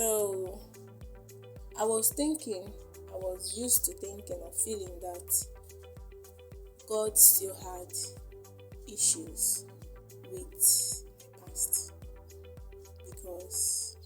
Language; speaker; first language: English; non-native, local second language; Igbo